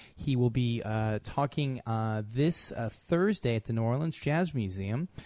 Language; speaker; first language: English; native; English